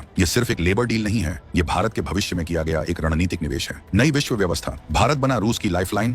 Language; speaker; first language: Hindi; native; Hindi